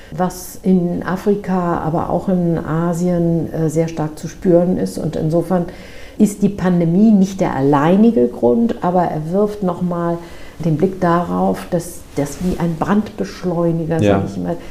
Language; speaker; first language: German; native; German